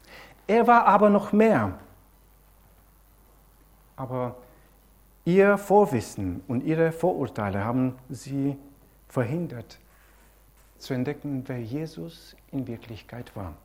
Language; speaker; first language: German; non-native, fluent; Romanian